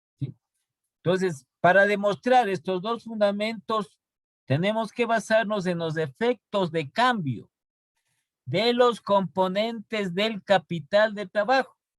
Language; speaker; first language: Spanish; native; Spanish